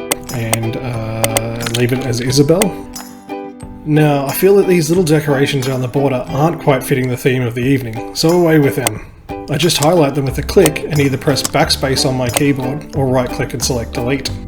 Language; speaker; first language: English; native; English